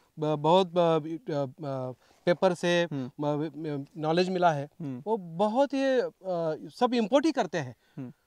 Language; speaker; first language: Hindi; non-native, local second language; Marathi